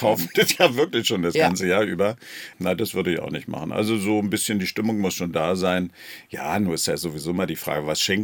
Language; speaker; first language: German; native; German